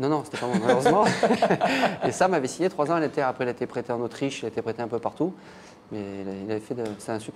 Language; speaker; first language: French; native; French